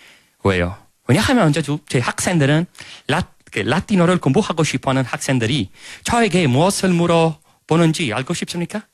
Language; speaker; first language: Korean; non-native, fluent; Italian